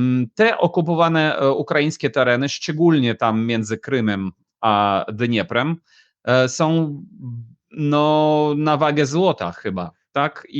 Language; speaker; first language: Polish; non-native, fluent; Ukrainian